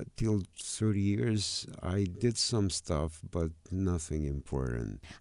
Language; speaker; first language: English; non-native, fluent; Romanian